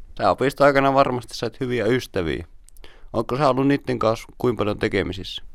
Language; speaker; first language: Finnish; native; Finnish